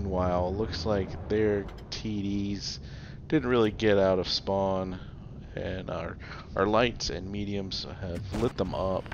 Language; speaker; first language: English; native; English